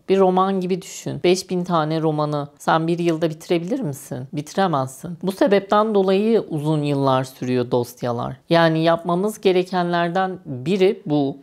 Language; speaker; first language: Turkish; native; Turkish